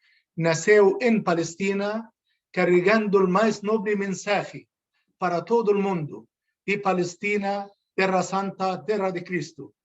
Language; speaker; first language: Spanish; non-native, learner; Arabic